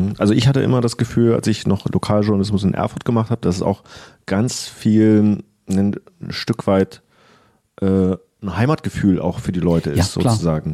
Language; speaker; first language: German; native; German